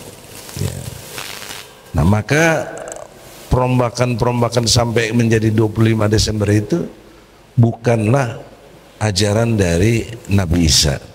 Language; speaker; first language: Indonesian; native; Indonesian